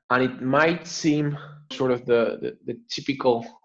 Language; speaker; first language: English; non-native, fluent; Spanish